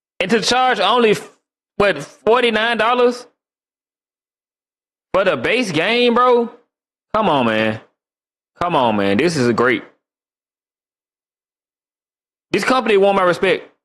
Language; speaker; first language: English; native; English